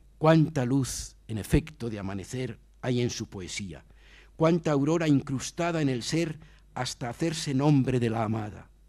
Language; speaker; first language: Spanish; native; Spanish